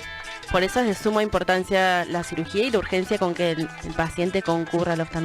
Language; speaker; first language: Spanish; native; Spanish